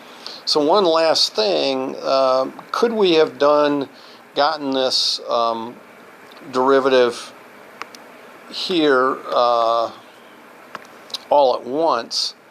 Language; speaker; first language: English; native; English